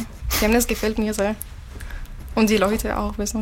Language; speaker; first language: German; non-native, learner; Arabic